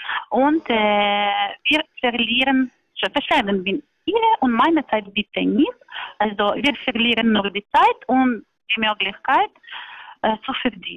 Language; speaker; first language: German; non-native, learner; Polish